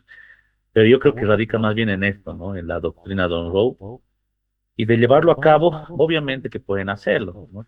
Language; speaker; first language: Spanish; native; Spanish